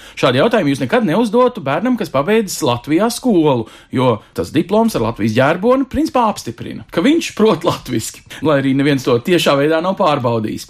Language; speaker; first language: Latvian; native; Latvian